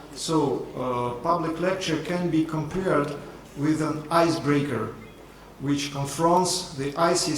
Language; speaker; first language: English; non-native, fluent; Ukrainian